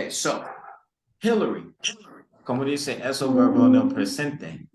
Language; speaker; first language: Spanish; early bilingual, heritage; Spanish